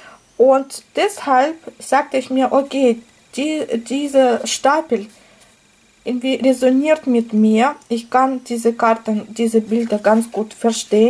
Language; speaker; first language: German; non-native, fluent; Russian